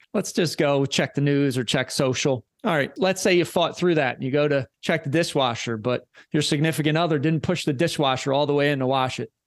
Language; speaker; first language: English; native; English